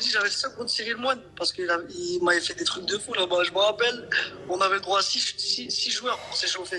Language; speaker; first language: French; native; French